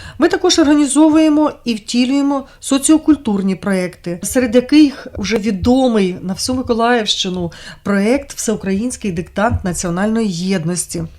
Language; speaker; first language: Ukrainian; native; Ukrainian